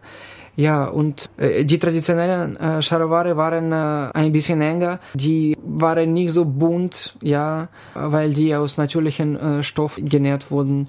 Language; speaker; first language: German; non-native, fluent; Ukrainian